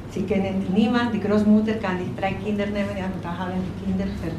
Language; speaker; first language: German; non-native, learner; Spanish